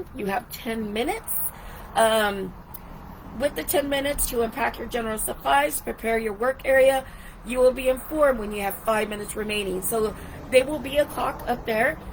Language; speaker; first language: English; native; English